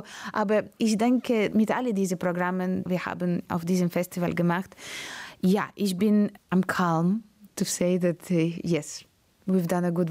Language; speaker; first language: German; non-native, learner; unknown